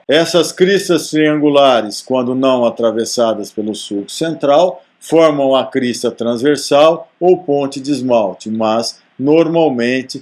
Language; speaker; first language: Portuguese; native; Portuguese